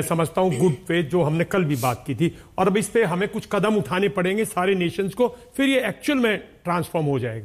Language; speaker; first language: Hindi; native; Hindi